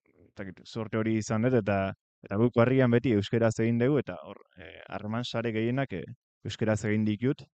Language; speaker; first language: Basque; native; Basque